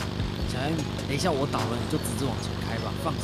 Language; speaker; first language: Chinese; native; Chinese